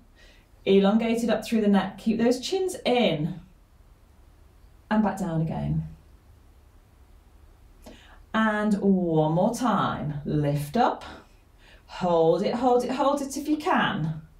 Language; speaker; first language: English; native; English